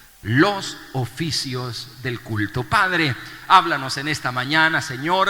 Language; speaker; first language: Spanish; native; Spanish